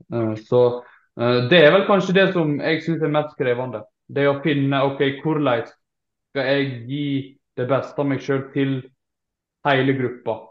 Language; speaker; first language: Norwegian; native; Norwegian